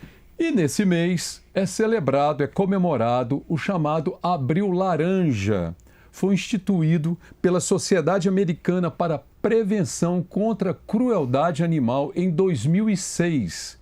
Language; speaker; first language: Portuguese; native; Portuguese